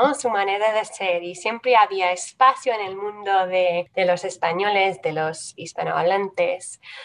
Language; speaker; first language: Spanish; non-native, fluent; English